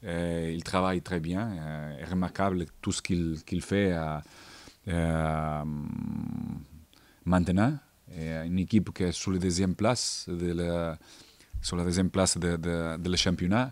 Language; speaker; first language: French; non-native, fluent; Portuguese